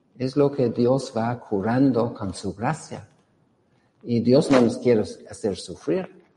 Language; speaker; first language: Spanish; non-native, fluent; English